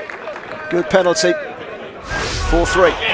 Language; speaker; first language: English; native; English